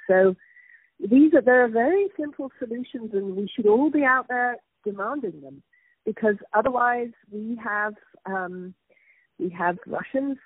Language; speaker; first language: English; native; English